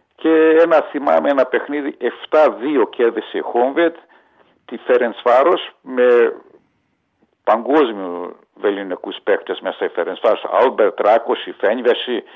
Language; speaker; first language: Greek; early bilingual, heritage; Greek